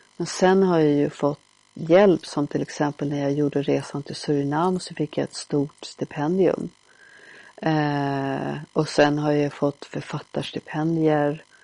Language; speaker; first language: Swedish; native; Swedish